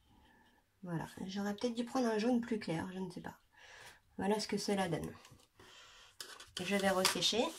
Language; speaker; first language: French; native; French